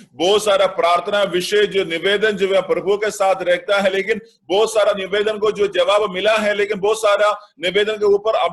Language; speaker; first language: Hindi; non-native, local second language; Malayalam